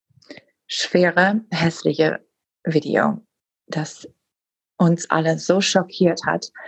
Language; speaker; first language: German; non-native, fluent; English